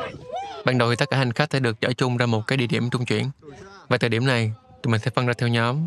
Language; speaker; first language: Vietnamese; native; Vietnamese